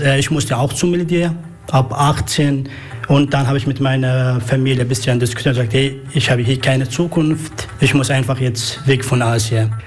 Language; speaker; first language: German; non-native, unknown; Arabic